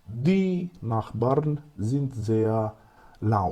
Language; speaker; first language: German; non-native, fluent; Macedonian